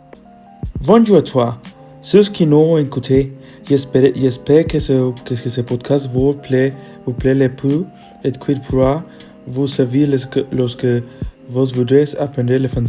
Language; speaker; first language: French; non-native, learner; Spanish